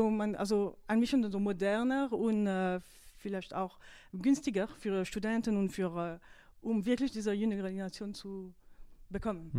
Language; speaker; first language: German; non-native, fluent; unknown